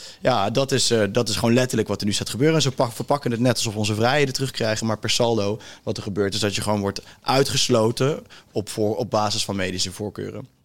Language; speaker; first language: Dutch; native; Dutch